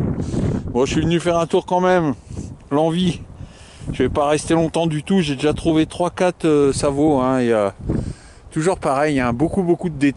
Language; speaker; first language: French; native; French